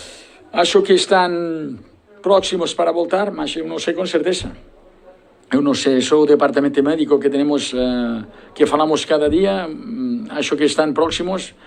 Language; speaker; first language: Portuguese; non-native, learner; Spanish